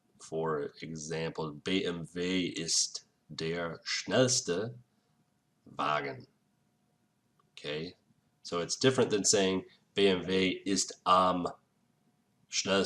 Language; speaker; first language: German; non-native, fluent; English